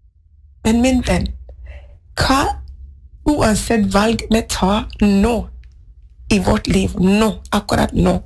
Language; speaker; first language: Norwegian; non-native, fluent; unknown